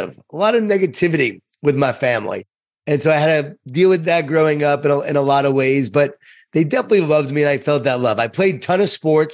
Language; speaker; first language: English; native; English